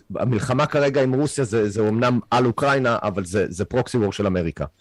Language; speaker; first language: Hebrew; non-native, fluent; English